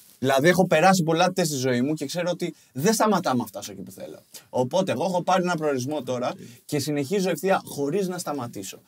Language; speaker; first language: Greek; early bilingual, other home language; Albanian